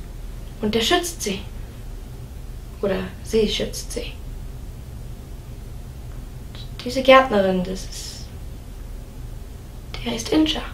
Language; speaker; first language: German; non-native, fluent; English